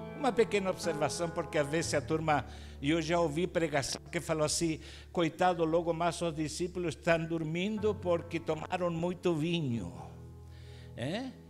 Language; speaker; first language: Portuguese; non-native, fluent; Spanish